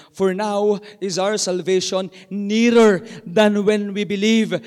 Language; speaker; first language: English; non-native, local second language; Filipino